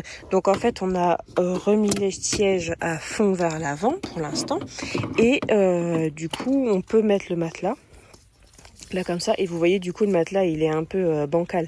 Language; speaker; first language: French; native; French